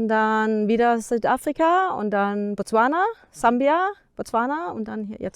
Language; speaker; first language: German; non-native, learner; Danish